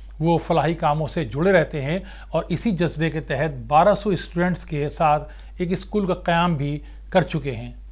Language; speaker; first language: Urdu; native; Urdu